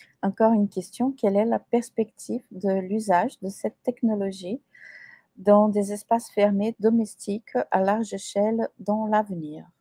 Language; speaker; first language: French; non-native, fluent; Portuguese